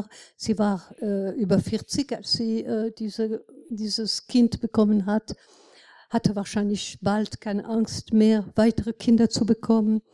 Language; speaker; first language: German; non-native, fluent; French